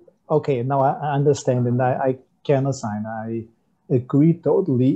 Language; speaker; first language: English; non-native, fluent; German